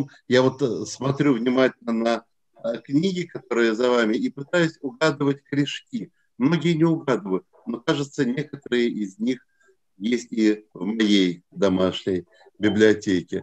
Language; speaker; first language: Russian; native; Russian